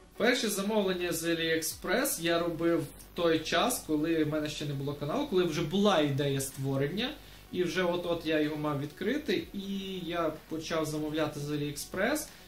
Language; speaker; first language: Ukrainian; non-native, local second language; Russian